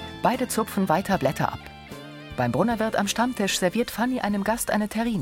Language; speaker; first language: German; native; German